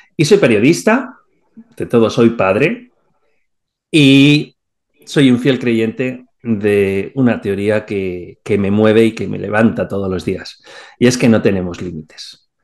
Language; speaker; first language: Spanish; native; Spanish